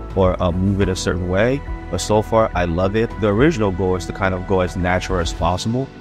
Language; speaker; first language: English; non-native, local second language; Yoruba